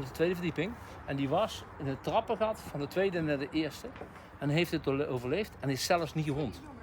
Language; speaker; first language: Dutch; native; Dutch